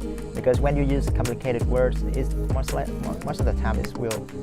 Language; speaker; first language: English; non-native, fluent; Vietnamese